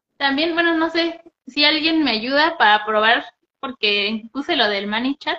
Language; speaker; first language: Spanish; native; Spanish